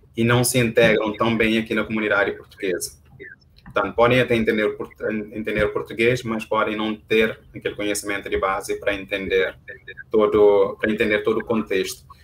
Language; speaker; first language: Portuguese; non-native, local second language; Kabuverdianu